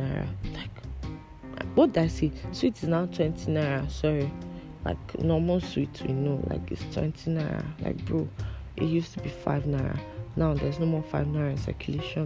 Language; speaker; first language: English; non-native, local second language; Igbo